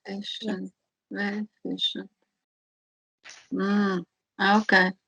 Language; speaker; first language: English; non-native, learner; Italian